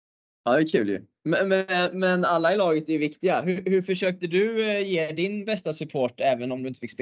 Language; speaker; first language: Swedish; native; Swedish